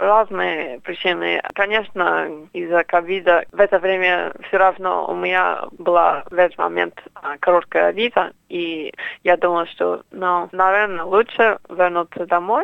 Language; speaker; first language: Russian; non-native, fluent; English